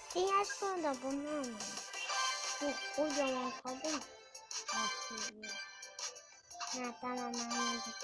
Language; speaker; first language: Turkish; native; Turkish